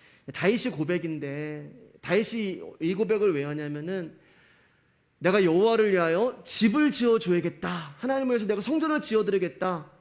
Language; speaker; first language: Korean; native; Korean